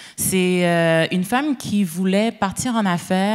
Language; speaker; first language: French; native; French